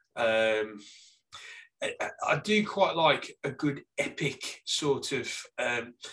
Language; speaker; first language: English; native; English